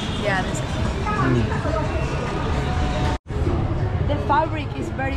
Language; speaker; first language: English; non-native, learner; Spanish